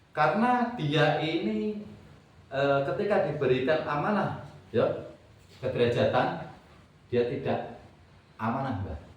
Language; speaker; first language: Indonesian; non-native, local second language; Javanese